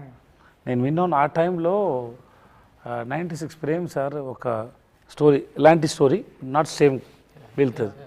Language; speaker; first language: Telugu; non-native, learner; Tamil